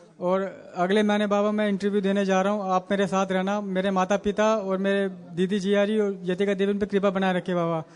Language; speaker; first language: Hindi; native; Hindi